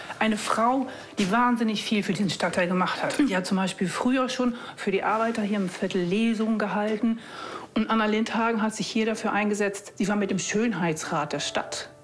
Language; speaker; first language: German; native; German